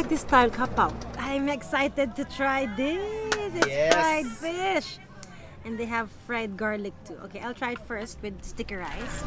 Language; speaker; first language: English; non-native, fluent; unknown